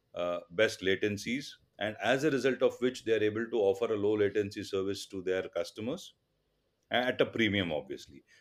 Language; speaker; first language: English; non-native, local second language; Tulu